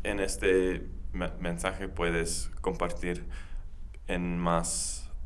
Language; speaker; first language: Spanish; non-native, learner; English